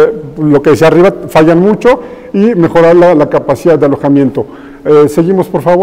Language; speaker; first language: Spanish; native; Spanish